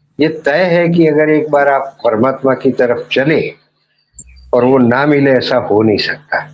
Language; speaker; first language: Hindi; non-native, local second language; Gujarati